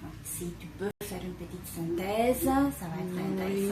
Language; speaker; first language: French; non-native, fluent; Spanish